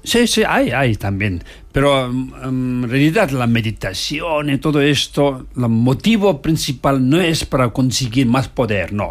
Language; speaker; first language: Spanish; non-native, learner; Tibetan